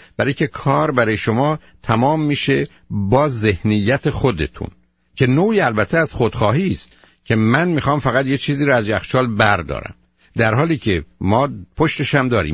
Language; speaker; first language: Persian; native; Persian